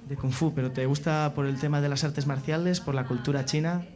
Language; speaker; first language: Spanish; native; Spanish